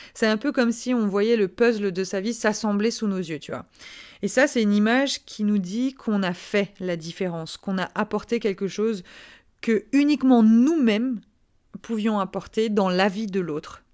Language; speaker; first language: French; native; French